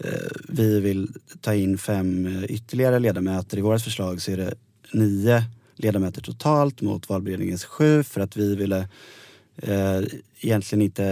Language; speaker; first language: Swedish; native; Swedish